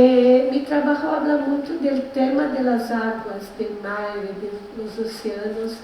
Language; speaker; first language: Spanish; non-native, learner; Portuguese